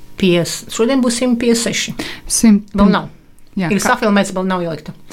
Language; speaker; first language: Latvian; non-native, local second language; Russian